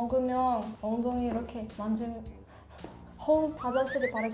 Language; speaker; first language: Korean; non-native, learner; Russian